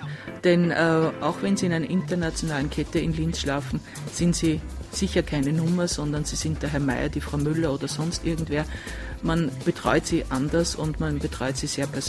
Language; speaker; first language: German; native; German